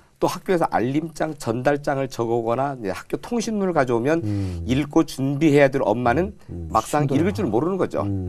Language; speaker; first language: Korean; native; Korean